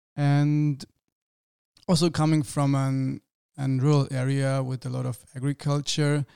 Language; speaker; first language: English; non-native, fluent; German